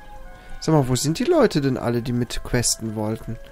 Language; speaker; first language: German; native; German